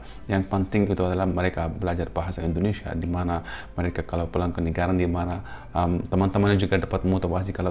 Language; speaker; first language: Indonesian; non-native, fluent; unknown